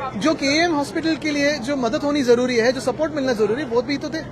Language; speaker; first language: Hindi; non-native, local second language; Marathi